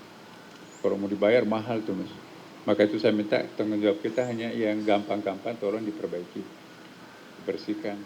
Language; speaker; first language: Indonesian; non-native, local second language; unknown